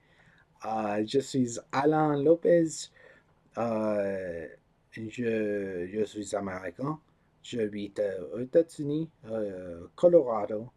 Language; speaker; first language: French; non-native, learner; English